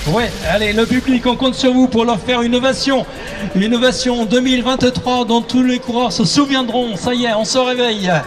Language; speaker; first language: French; native; French